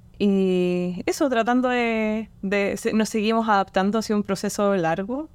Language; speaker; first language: Spanish; native; Spanish